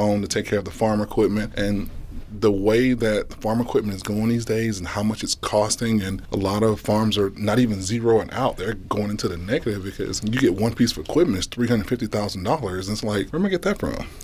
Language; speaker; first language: English; native; English